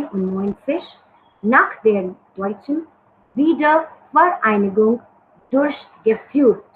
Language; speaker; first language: German; non-native, learner; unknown